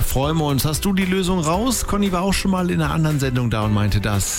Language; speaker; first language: German; native; German